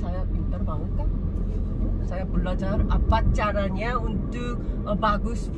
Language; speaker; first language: Indonesian; non-native, learner; Korean